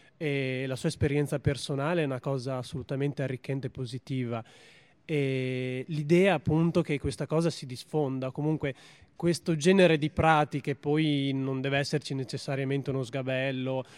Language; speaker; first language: Italian; native; Italian